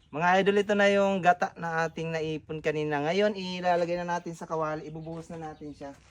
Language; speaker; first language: Filipino; non-native, local second language; Cebuano